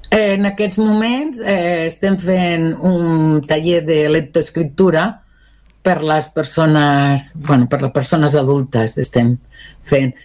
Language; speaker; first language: Catalan; non-native, local second language; Spanish